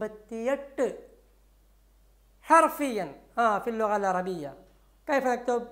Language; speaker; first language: Arabic; non-native, fluent; Malayalam